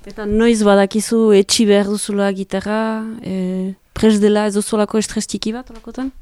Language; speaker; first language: Basque; native; Basque